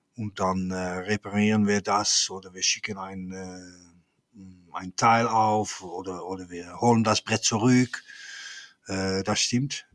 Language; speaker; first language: German; non-native, fluent; Dutch